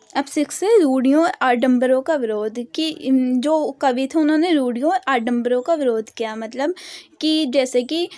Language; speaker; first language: Hindi; native; Hindi